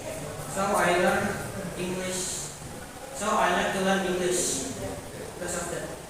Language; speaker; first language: English; non-native, learner; Indonesian